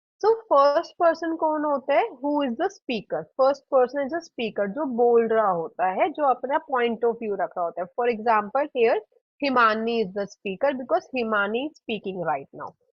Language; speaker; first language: Hindi; native; Hindi